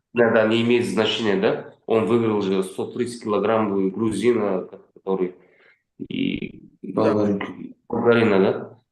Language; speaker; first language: Russian; non-native, local second language; Kazakh